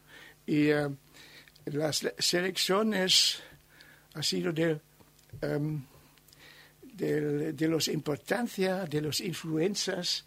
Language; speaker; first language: Spanish; non-native, learner; German